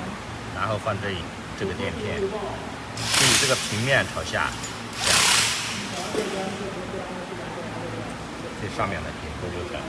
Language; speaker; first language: Chinese; native; Chinese